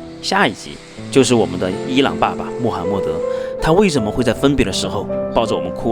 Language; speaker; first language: Chinese; native; Chinese